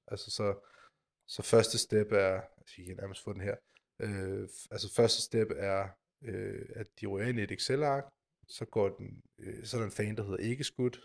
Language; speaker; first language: Danish; native; Danish